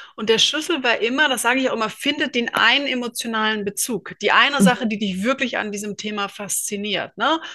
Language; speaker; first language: German; native; German